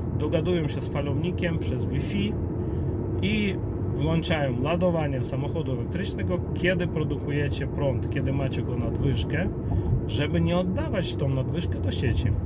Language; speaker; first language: Polish; native; Polish